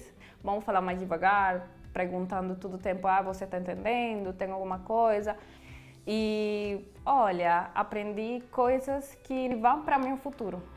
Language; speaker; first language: Portuguese; non-native, fluent; Spanish